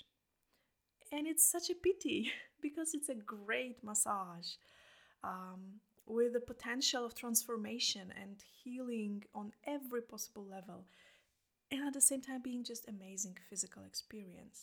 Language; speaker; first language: English; non-native, fluent; Polish